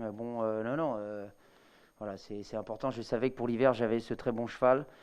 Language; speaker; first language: French; native; French